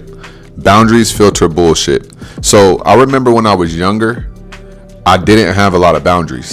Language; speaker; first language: English; native; English